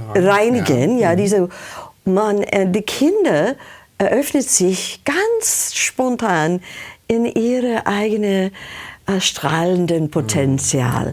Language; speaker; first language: German; non-native, fluent; English